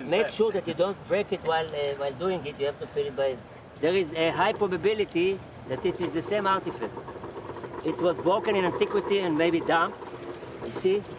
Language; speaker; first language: English; non-native, fluent; Hebrew